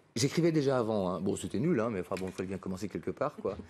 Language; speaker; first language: French; native; French